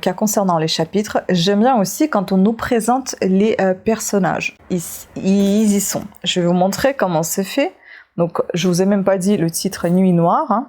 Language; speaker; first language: French; non-native, fluent; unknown